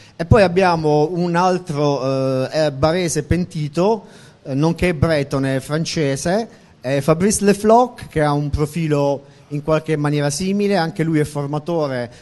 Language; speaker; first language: Italian; native; Italian